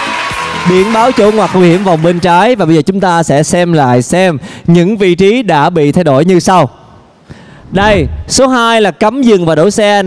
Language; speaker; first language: Vietnamese; native; Vietnamese